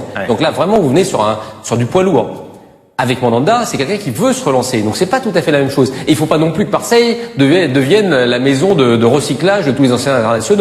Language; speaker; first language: French; native; French